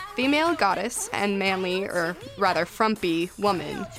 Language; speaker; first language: English; native; English